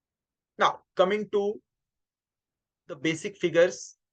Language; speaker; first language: English; non-native, local second language; Hindi